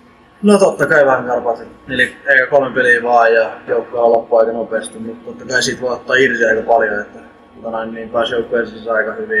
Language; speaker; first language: Finnish; native; Finnish